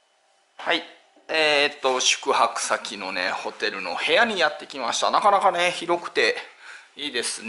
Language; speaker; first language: Japanese; native; Japanese